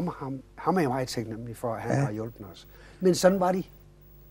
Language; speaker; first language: Danish; native; Danish